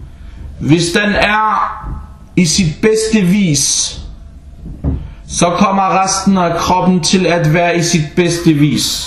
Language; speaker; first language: Danish; early bilingual, other home language; Arabic